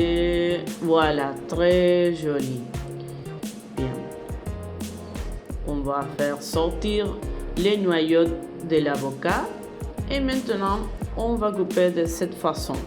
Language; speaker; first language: French; non-native, fluent; Spanish